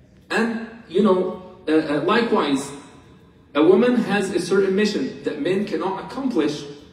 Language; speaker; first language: English; non-native, fluent; Arabic